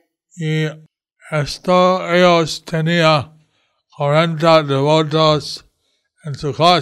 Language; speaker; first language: Spanish; non-native, learner; English